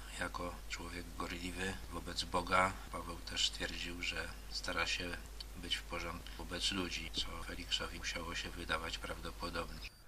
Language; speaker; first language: Polish; native; Polish